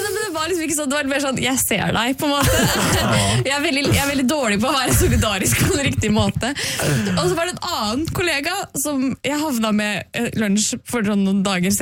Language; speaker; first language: Norwegian; native; Norwegian